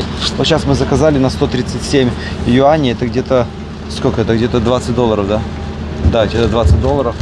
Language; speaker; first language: Russian; native; Russian